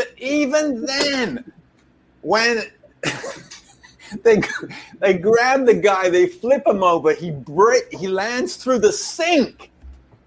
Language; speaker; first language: English; native; English